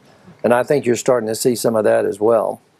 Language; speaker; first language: English; native; English